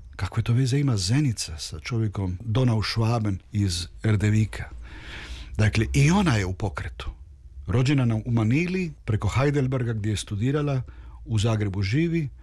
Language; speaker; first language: Serbian; early bilingual, heritage; Croatian